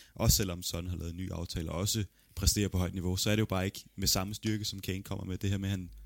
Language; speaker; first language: Danish; early bilingual, other home language; Italian